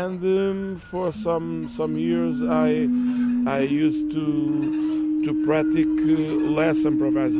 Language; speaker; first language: English; non-native, fluent; Portuguese